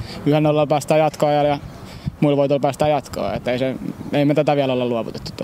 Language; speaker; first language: Finnish; native; Finnish